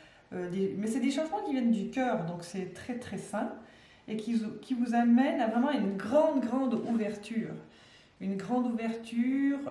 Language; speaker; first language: French; native; French